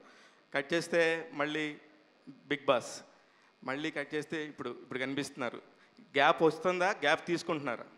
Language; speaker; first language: Telugu; native; Telugu